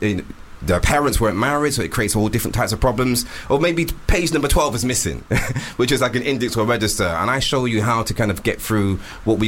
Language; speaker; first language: English; native; English